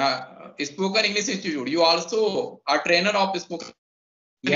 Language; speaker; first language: English; non-native, local second language; Hindi